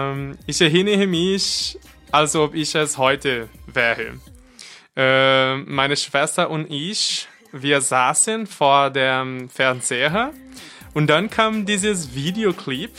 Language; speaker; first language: German; non-native, learner; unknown